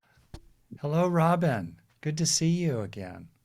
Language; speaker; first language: English; native; English